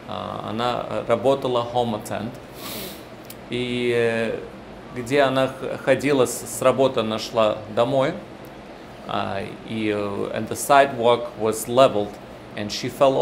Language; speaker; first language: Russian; early bilingual, heritage; Russian